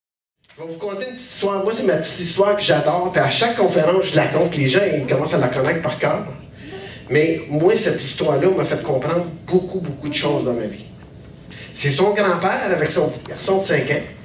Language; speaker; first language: French; native; French